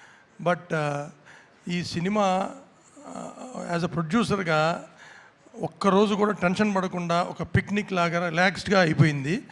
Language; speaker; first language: Telugu; native; Telugu